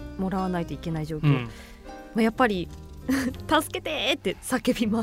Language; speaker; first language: Japanese; native; Japanese